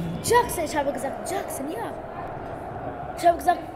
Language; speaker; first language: German; non-native, learner; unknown